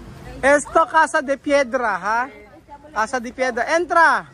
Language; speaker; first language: Spanish; non-native, learner; Filipino